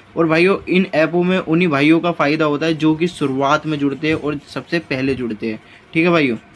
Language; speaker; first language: Hindi; native; Hindi